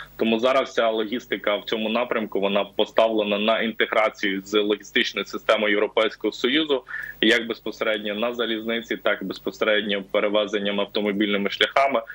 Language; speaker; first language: Ukrainian; native; Ukrainian